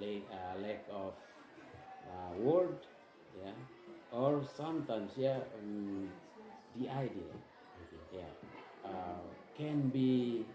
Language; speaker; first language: English; non-native, fluent; Indonesian